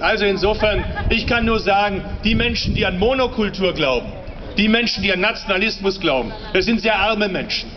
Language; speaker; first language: German; early bilingual, other home language; Turkish